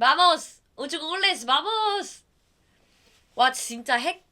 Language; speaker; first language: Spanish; non-native, learner; Korean